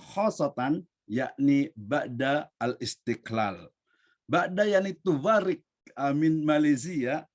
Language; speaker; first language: Arabic; non-native, learner; Indonesian